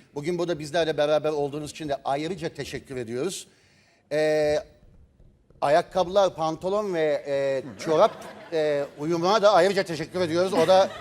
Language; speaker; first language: Turkish; native; Turkish